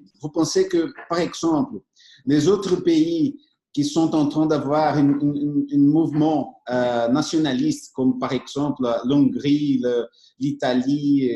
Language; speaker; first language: French; non-native, fluent; Portuguese